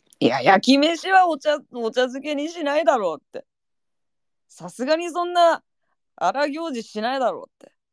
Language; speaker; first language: Japanese; early bilingual, heritage; Japanese